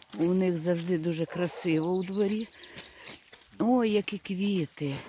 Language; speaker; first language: Ukrainian; non-native, local second language; Russian